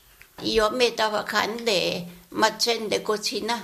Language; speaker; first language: Spanish; non-native, learner; Vietnamese